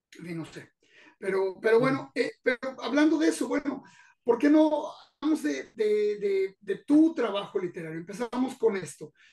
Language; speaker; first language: Spanish; native; Spanish